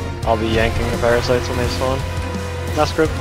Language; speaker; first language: English; native; English